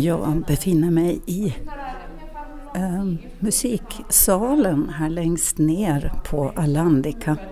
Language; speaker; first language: Swedish; native; Swedish